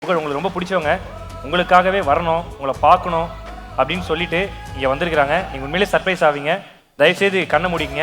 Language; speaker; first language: Tamil; native; Tamil